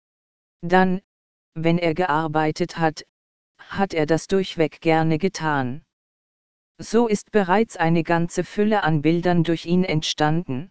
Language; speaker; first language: German; native; German